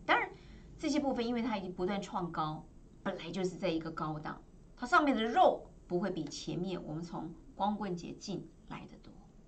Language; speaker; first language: Chinese; native; Chinese